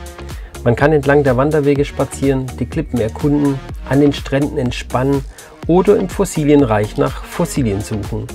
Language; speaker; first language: German; native; German